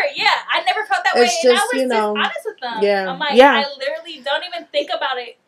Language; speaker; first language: English; native; English